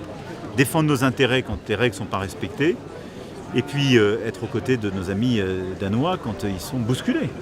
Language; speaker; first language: French; native; French